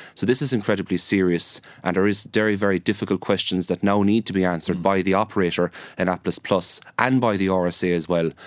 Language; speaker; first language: English; native; English